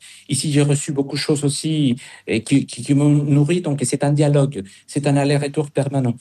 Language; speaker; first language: French; non-native, fluent; Spanish